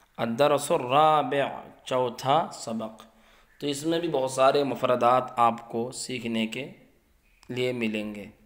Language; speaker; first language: Urdu; native; Urdu